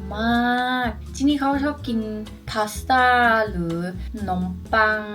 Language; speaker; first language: Thai; early bilingual, heritage; Thai